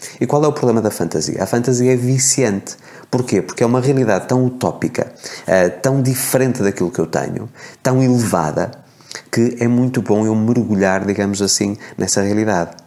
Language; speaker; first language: Portuguese; native; Portuguese